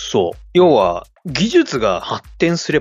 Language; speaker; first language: Japanese; native; Japanese